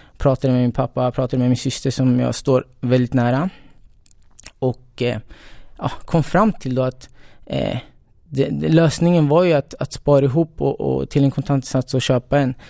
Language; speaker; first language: Swedish; early bilingual, other home language; Spanish